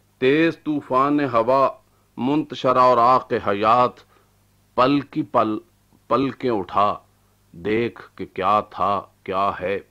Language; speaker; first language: Urdu; non-native, local second language; Punjabi